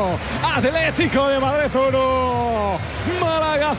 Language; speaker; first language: Spanish; native; Spanish